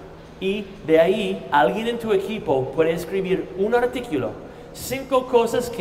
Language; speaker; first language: Spanish; non-native, fluent; English